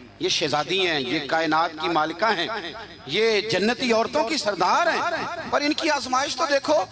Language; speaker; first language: Urdu; non-native, local second language; Punjabi